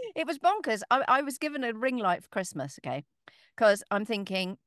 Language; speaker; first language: English; native; English